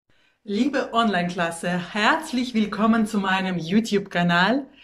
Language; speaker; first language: German; non-native, fluent; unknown